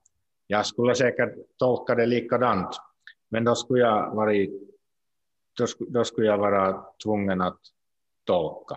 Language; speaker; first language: Swedish; non-native, local second language; Finnish